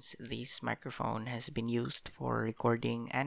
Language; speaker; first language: English; non-native, local second language; Cebuano